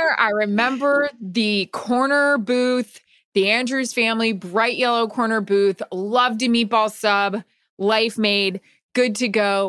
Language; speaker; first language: English; native; English